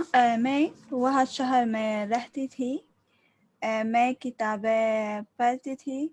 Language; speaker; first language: Hindi; non-native, learner; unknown